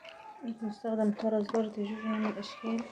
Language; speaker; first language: Arabic; native; Arabic